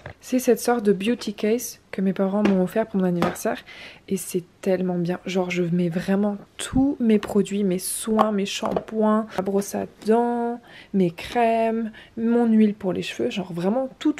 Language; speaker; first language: French; native; French